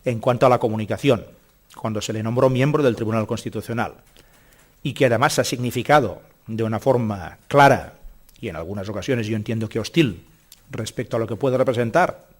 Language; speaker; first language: Spanish; non-native, local second language; Catalan